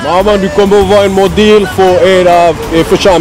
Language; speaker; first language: Swedish; non-native, learner; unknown